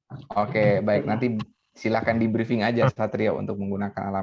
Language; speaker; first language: Indonesian; native; Indonesian